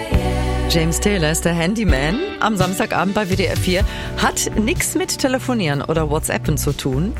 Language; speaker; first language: German; native; German